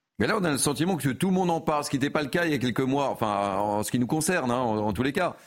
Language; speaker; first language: French; native; French